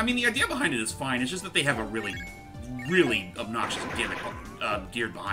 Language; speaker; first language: English; native; English